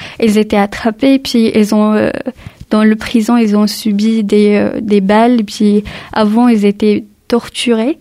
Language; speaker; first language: French; early bilingual, other home language; Arabic